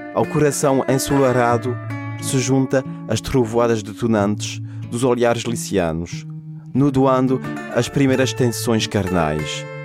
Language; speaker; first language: French; non-native, fluent; Portuguese